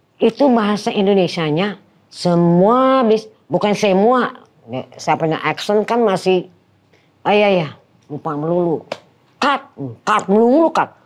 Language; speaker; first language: Indonesian; non-native, fluent; Dutch